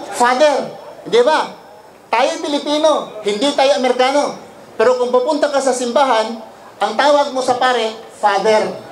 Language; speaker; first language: Filipino; non-native, local second language; Cebuano